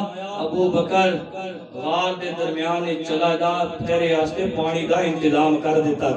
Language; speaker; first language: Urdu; non-native, local second language; Punjabi